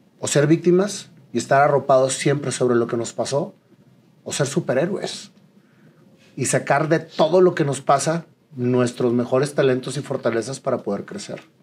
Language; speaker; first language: Spanish; native; Spanish